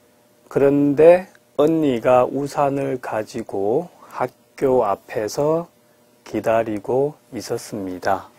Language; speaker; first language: Korean; non-native, fluent; Chinese